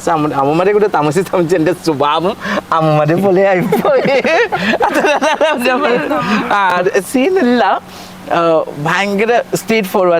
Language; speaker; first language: Malayalam; non-native, learner; Assamese